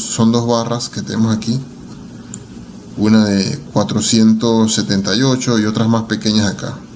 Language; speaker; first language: Spanish; native; Spanish